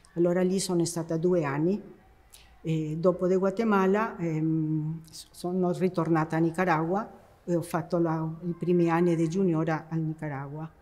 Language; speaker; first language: Italian; non-native, fluent; Spanish